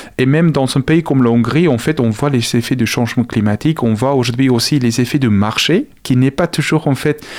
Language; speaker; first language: French; non-native, fluent; Afrikaans